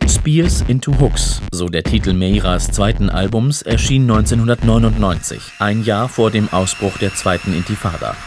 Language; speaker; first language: German; native; German